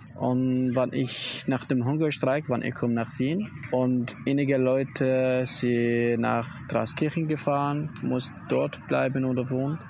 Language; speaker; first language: German; non-native, learner; Arabic